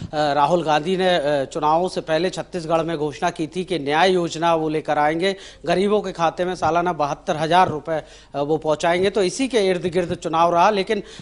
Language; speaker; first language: Hindi; native; Hindi